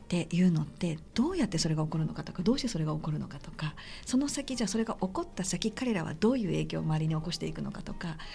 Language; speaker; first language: Japanese; native; Japanese